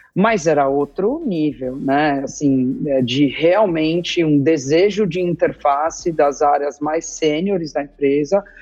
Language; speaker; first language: Portuguese; native; Portuguese